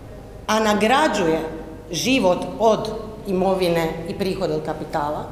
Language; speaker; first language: Croatian; native; Croatian